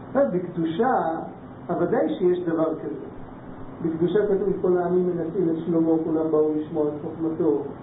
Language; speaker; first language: Hebrew; non-native, fluent; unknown